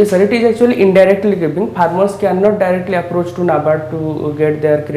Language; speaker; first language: English; non-native, local second language; Odia